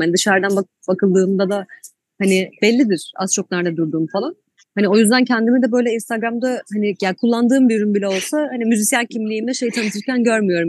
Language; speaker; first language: Turkish; native; Turkish